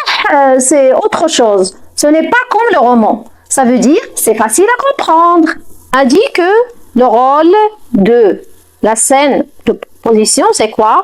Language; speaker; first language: French; non-native, fluent; Arabic